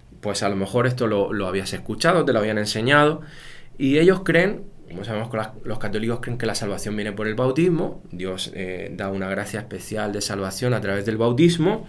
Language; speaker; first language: Spanish; native; Spanish